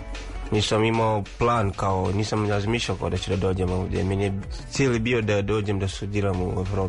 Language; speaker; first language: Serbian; non-native, fluent; Swahili